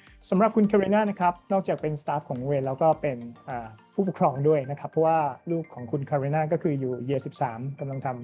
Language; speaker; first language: Thai; native; Thai